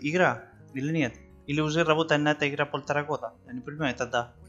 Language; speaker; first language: Russian; non-native, learner; Spanish